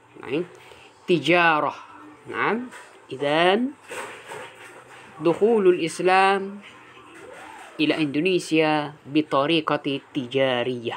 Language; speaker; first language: Arabic; non-native, fluent; Indonesian